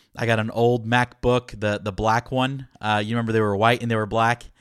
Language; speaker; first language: English; early bilingual, other home language; Spanish